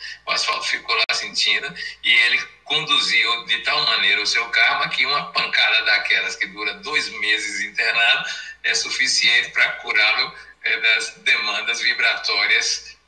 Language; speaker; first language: Portuguese; native; Portuguese